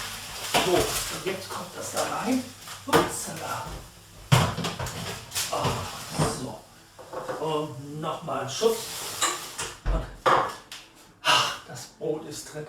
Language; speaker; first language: German; native; German